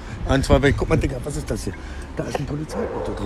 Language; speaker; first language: German; native; German